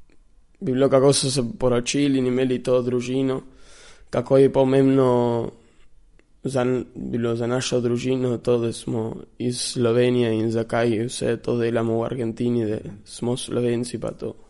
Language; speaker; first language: Slovenian; early bilingual, heritage; Slovenian